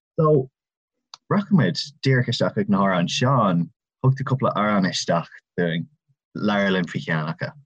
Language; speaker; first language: Irish; non-native, local second language; English